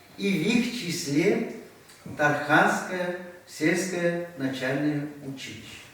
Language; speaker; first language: Russian; non-native, local second language; Chuvash